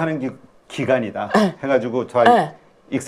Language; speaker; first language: Korean; native; Korean